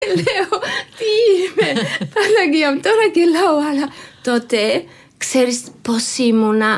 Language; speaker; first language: Greek; non-native, learner; Georgian